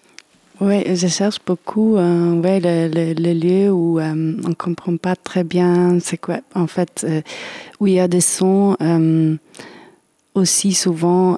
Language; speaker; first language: French; non-native, fluent; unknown